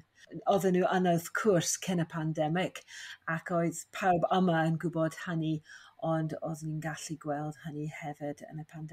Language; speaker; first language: Welsh; non-native, fluent; English